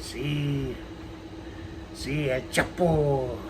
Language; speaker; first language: Spanish; non-native, learner; English